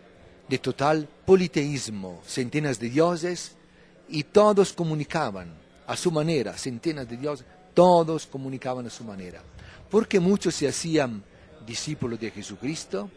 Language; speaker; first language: Spanish; non-native, fluent; Italian